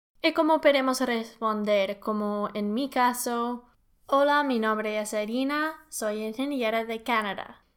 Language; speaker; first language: Spanish; non-native, learner; English